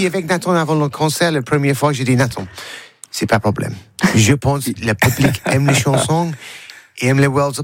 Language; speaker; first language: French; non-native, learner; English